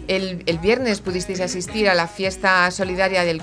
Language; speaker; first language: Spanish; native; Spanish